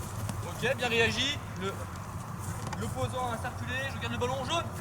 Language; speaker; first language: French; native; French